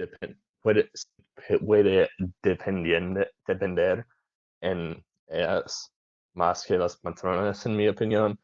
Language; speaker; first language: Spanish; non-native, learner; English